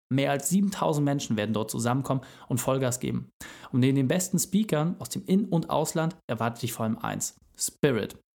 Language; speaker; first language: German; native; German